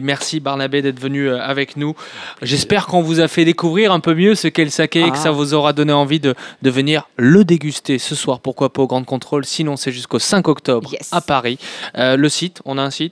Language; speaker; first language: French; native; French